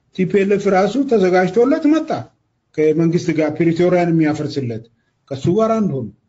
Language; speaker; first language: Amharic; non-native, local second language; Oromo